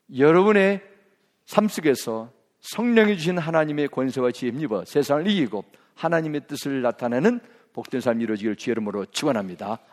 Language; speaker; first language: Korean; native; Korean